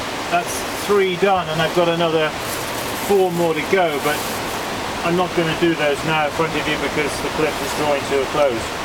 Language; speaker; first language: English; native; English